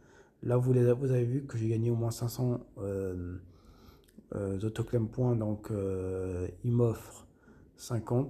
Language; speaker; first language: French; native; French